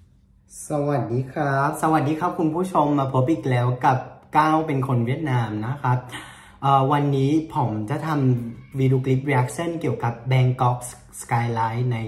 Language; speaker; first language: Thai; non-native, fluent; Vietnamese